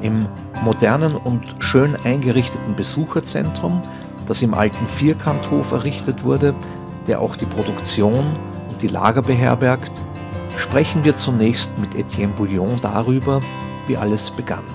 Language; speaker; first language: German; native; German